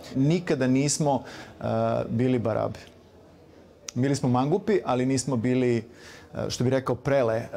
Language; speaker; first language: Serbian; native; Serbian